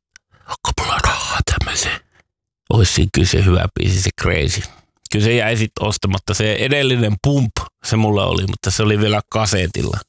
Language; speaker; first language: Finnish; native; Finnish